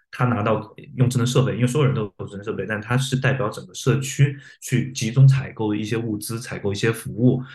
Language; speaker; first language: Chinese; native; Chinese